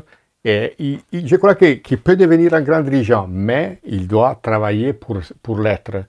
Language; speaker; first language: French; non-native, fluent; Italian